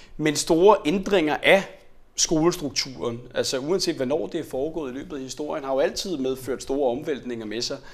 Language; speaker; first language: Danish; native; Danish